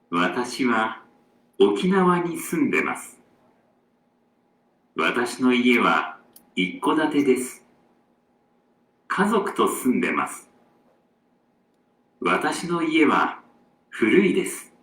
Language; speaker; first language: Japanese; non-native, learner; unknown